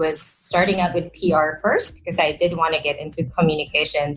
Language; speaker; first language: English; non-native, local second language; Filipino